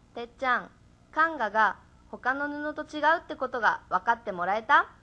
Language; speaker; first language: Japanese; native; Japanese